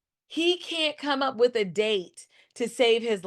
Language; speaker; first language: English; native; English